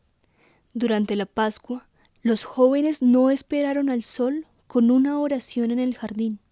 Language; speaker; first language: Spanish; native; Spanish